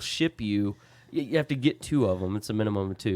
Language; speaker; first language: English; native; English